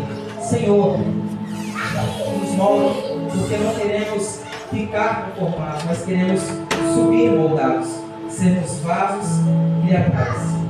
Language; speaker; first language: Portuguese; native; Portuguese